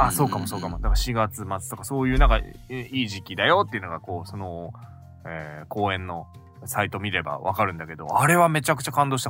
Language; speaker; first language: Japanese; native; Japanese